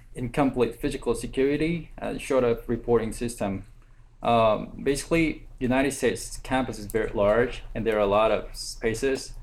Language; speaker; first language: English; non-native, fluent; Korean